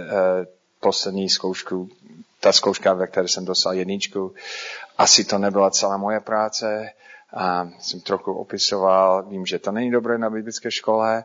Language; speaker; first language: Czech; non-native, fluent; English